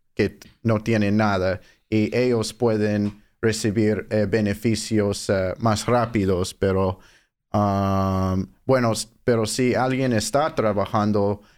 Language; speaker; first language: Spanish; non-native, fluent; English